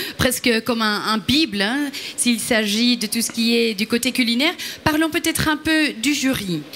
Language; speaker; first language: French; native; French